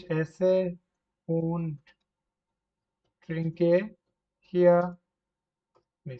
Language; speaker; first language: German; non-native, fluent; Bangla